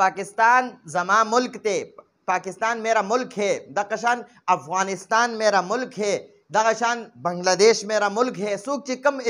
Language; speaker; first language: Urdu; non-native, fluent; Pashto